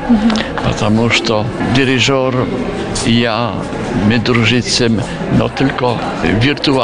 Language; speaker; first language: Russian; non-native, fluent; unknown